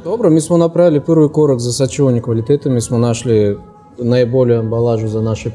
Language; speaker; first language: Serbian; non-native, fluent; Russian